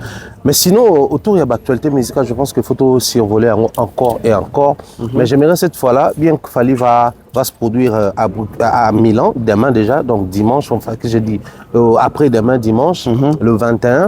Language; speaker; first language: French; non-native, local second language; Lingala